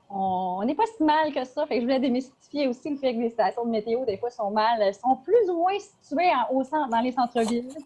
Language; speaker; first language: French; native; French